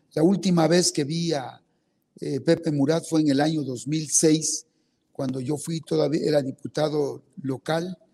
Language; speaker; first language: Spanish; non-native, local second language; Zapotec